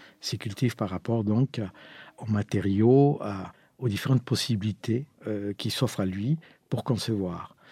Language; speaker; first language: French; non-native, fluent; Spanish